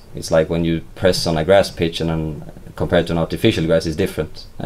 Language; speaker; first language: English; non-native, fluent; Swedish